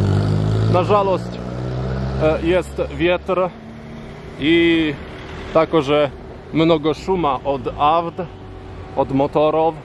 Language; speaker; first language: Polish; non-native, learner; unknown